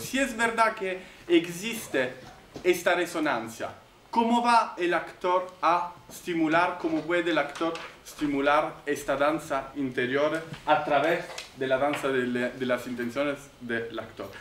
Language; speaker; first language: Spanish; non-native, fluent; Italian